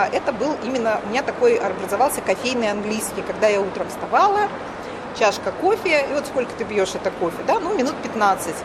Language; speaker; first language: Russian; native; Russian